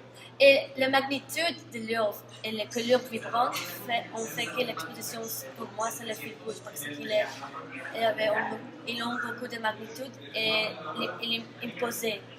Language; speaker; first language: French; non-native, learner; Spanish